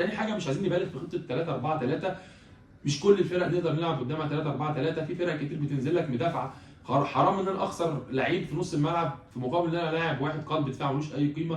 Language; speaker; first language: Arabic; native; Arabic